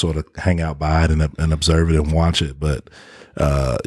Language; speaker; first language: English; native; English